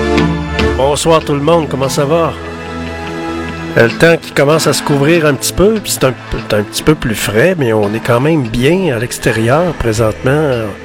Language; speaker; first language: French; native; French